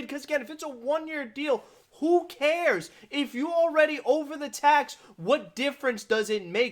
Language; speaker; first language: English; native; English